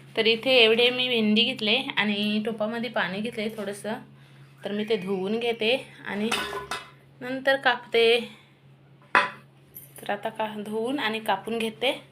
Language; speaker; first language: Marathi; native; Marathi